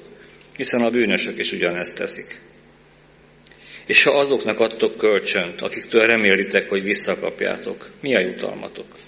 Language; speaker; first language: Hungarian; native; Hungarian